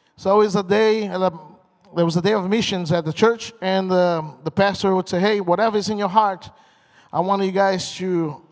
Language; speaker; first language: English; non-native, fluent; Portuguese